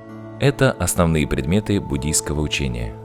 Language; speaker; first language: Russian; native; Russian